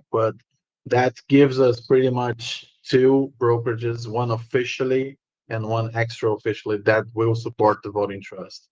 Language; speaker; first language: English; non-native, fluent; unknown